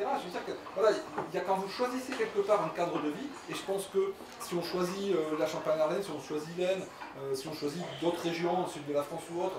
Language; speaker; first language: French; native; French